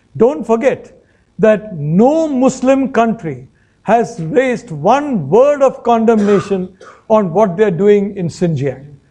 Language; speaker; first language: English; non-native, local second language; Malayalam